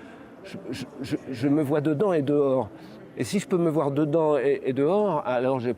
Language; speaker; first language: French; native; French